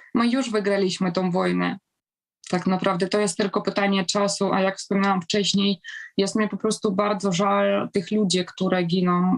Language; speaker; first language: Polish; non-native, fluent; Ukrainian